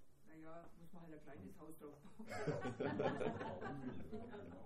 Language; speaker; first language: German; native; German